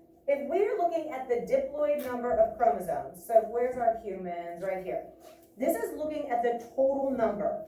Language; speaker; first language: English; native; English